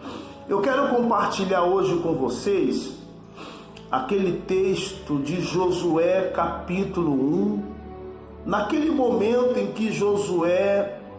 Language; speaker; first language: Portuguese; native; Portuguese